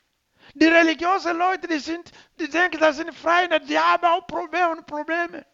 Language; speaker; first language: German; non-native, learner; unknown